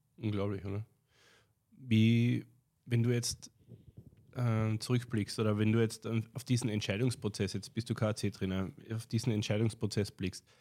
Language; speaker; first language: German; native; German